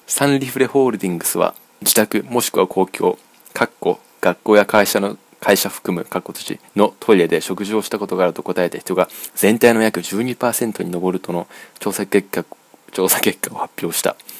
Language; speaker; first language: Japanese; native; Japanese